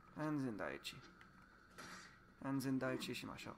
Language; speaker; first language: Japanese; non-native, learner; English